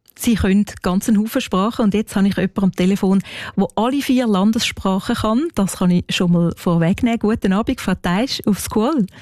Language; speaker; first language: German; native; German